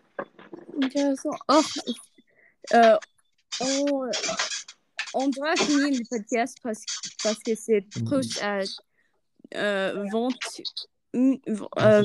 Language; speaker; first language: French; non-native, learner; English